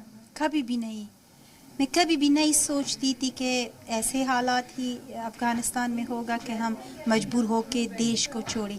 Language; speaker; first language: Hindi; non-native, fluent; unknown